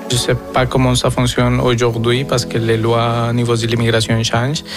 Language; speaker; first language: French; non-native, fluent; Spanish